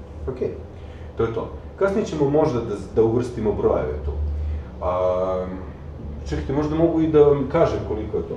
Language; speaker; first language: Serbian; native; Serbian